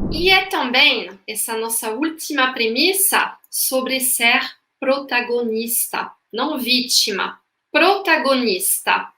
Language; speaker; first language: Portuguese; non-native, fluent; French